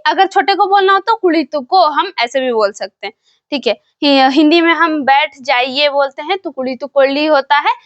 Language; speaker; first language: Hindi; non-native, local second language; Kannada